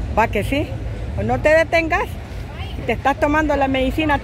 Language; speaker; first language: Spanish; native; Spanish